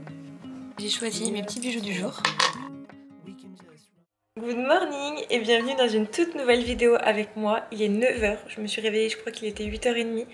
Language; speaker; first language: French; native; French